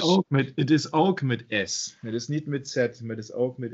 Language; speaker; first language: Dutch; non-native, learner; German